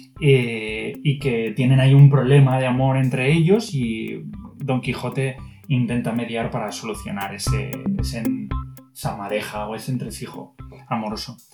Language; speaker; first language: Spanish; native; Spanish